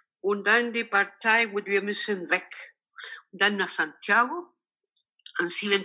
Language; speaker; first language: German; non-native, local second language; Spanish